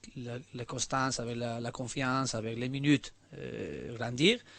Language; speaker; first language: French; non-native, learner; Spanish